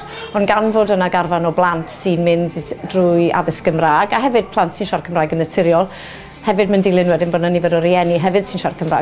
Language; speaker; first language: Welsh; native; Welsh